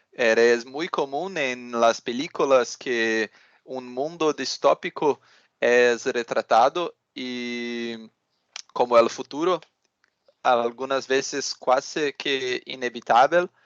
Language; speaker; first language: Spanish; non-native, learner; Portuguese